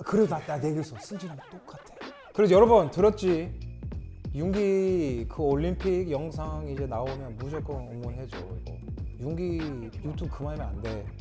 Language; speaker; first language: Korean; early bilingual, other home language; English